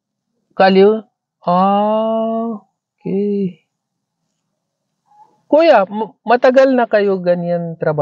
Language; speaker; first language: Filipino; non-native, learner; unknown